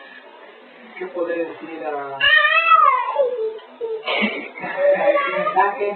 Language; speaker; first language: Spanish; native; Spanish